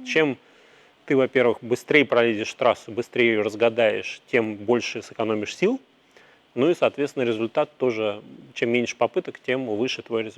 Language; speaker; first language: Russian; native; Russian